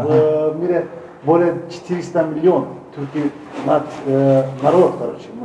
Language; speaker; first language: Russian; non-native, learner; Turkish